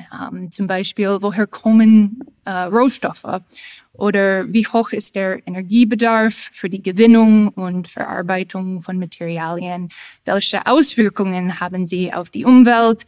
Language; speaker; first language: German; non-native, fluent; English